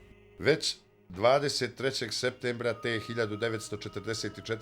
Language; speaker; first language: Bosnian; native; Bosnian